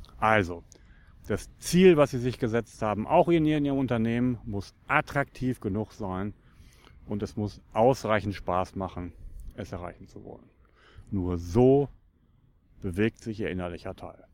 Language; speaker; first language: German; native; German